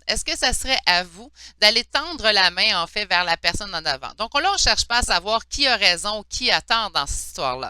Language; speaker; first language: French; native; French